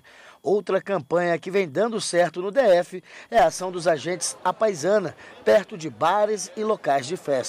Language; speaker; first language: Portuguese; native; Portuguese